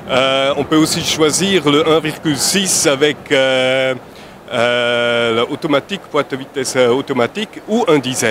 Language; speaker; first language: French; non-native, fluent; German